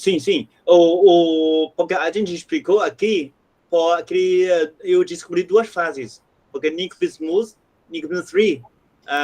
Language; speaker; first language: Portuguese; non-native, fluent; Chinese